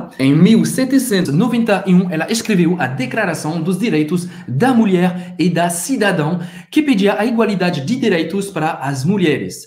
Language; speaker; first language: Portuguese; non-native, fluent; French